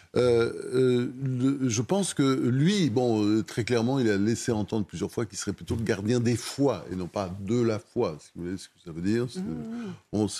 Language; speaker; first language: French; native; French